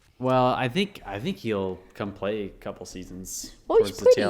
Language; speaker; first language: English; native; English